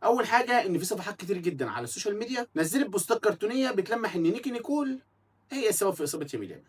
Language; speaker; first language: Arabic; native; Arabic